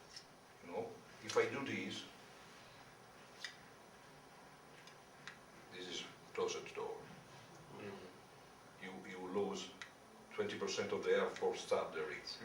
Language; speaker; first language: English; non-native, learner; Italian